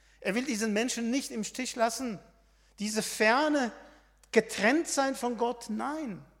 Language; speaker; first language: German; non-native, fluent; Arabic